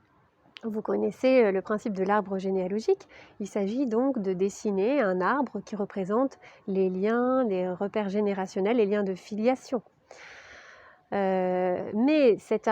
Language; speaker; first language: French; native; French